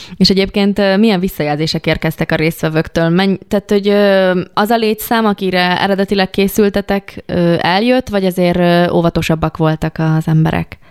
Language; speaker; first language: Hungarian; native; Hungarian